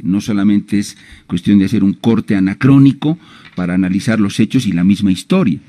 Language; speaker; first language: Spanish; native; Spanish